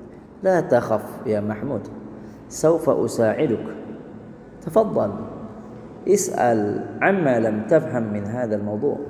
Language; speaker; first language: Arabic; non-native, fluent; Indonesian